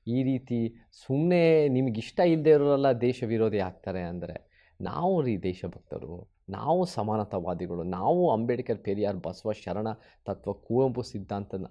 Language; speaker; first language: Kannada; early bilingual, heritage; Kannada